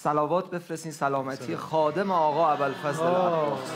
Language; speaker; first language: Persian; native; Persian